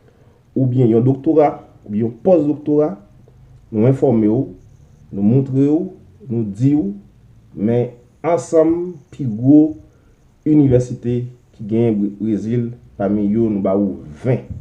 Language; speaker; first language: French; non-native, local second language; Haitian Creole